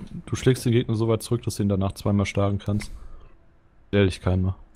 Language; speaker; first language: German; native; German